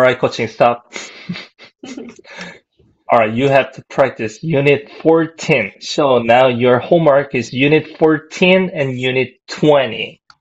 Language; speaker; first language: English; non-native, fluent; Korean